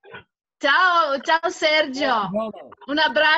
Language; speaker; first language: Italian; non-native, local second language; Romanian